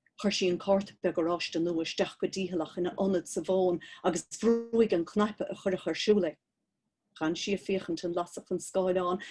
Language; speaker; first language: Irish; native; Irish